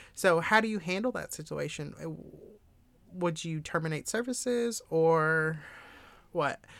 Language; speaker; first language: English; early bilingual, other home language; German